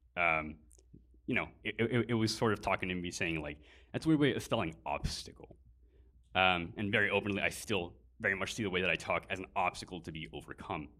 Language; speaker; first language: English; native; English